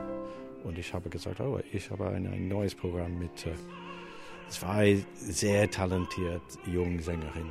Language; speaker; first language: German; non-native, learner; English